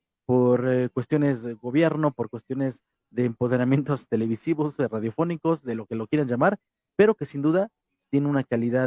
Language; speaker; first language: Spanish; native; Spanish